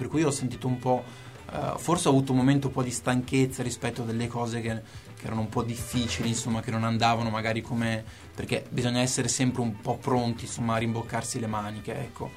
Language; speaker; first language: Italian; native; Italian